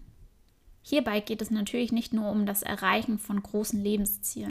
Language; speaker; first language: German; native; German